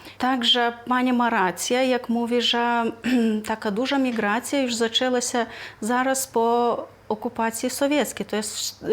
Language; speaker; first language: Polish; non-native, fluent; Lithuanian